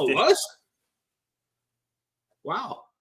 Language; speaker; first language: English; native; English